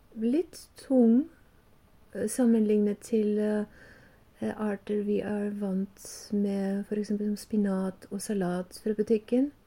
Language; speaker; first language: Norwegian; non-native, fluent; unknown